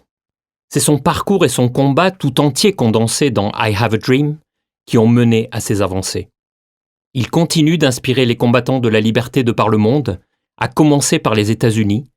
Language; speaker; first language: French; native; French